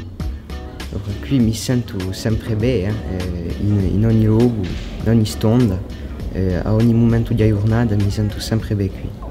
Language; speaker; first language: Italian; non-native, learner; French